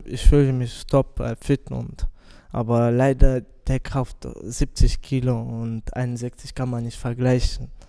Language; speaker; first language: German; non-native, learner; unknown